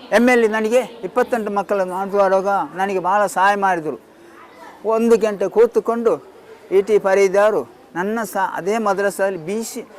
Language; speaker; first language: Kannada; non-native, local second language; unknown